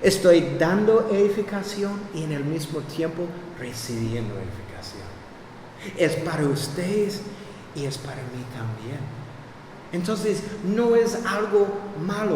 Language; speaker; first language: Spanish; non-native, fluent; English